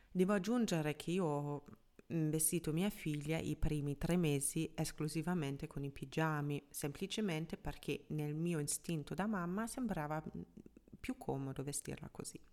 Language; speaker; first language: Italian; non-native, fluent; German